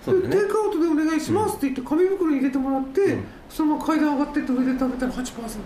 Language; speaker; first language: Japanese; native; Japanese